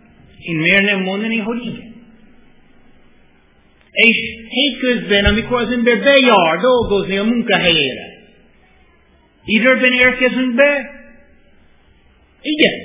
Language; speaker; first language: Hungarian; non-native, fluent; English